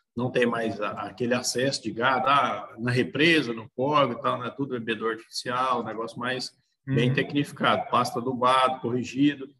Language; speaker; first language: Portuguese; native; Portuguese